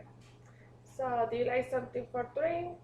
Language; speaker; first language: English; non-native, learner; Spanish